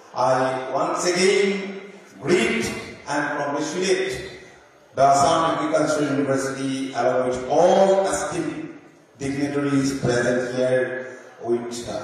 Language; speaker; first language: English; non-native, local second language; Assamese